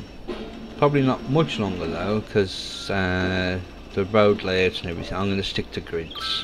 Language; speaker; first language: English; native; English